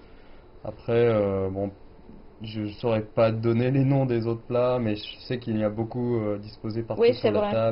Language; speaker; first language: French; native; French